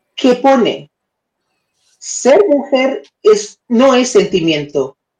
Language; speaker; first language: Spanish; non-native, learner; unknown